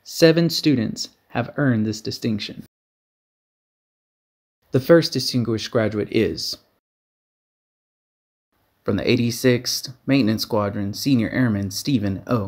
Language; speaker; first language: English; native; English